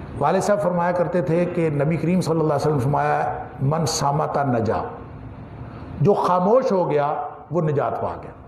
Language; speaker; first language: Urdu; non-native, local second language; Punjabi